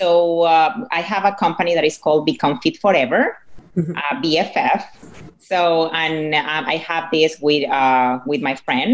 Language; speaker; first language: English; non-native, fluent; Spanish